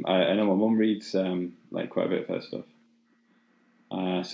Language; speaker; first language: English; native; English